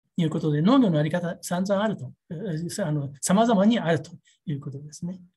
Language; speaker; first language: Japanese; native; Japanese